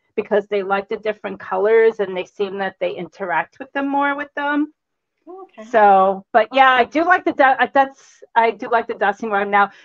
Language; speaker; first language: English; native; English